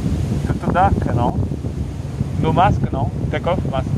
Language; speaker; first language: English; non-native, learner; French